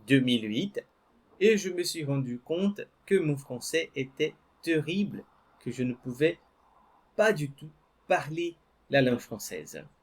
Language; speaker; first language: French; non-native, fluent; Portuguese